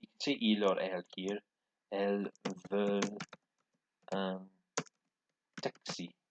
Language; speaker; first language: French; non-native, learner; English